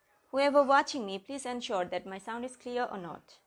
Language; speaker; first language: English; non-native, local second language; Bangla